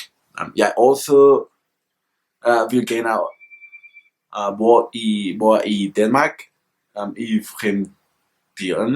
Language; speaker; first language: Danish; non-native, learner; Spanish